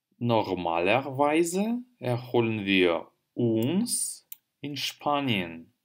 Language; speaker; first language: German; non-native, fluent; Russian